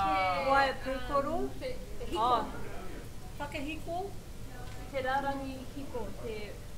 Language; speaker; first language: Māori; non-native, learner; English